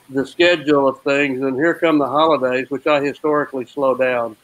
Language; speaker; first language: English; native; English